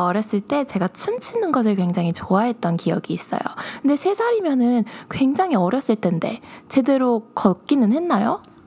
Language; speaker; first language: Korean; early bilingual, heritage; Korean